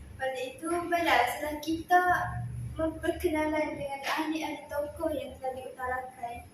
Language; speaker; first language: Malay; native; Malay